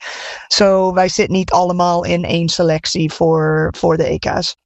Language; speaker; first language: Dutch; non-native, fluent; English